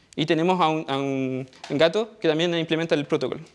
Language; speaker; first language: Spanish; native; Spanish